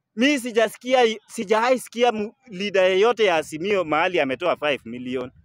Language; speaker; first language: Swahili; native; Swahili